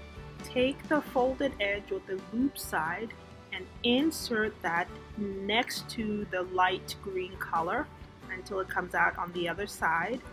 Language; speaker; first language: English; native; English